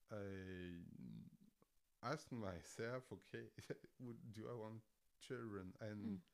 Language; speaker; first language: English; non-native, fluent; French